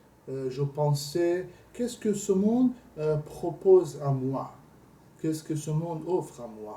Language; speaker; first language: French; non-native, learner; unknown